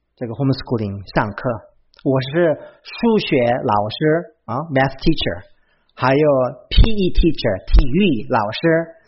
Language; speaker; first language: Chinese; non-native, fluent; Korean